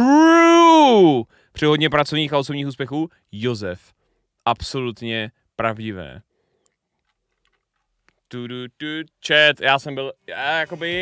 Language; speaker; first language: Czech; native; Czech